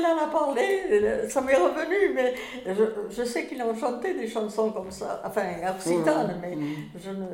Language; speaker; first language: French; native; French